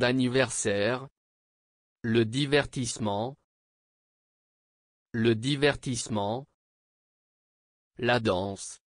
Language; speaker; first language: French; non-native, fluent; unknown